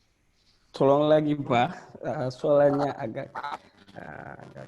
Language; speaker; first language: Indonesian; non-native, learner; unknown